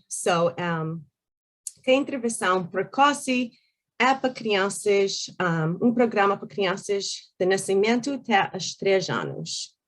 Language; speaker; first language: Portuguese; early bilingual, heritage; Portuguese